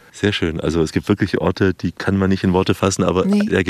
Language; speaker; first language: German; native; German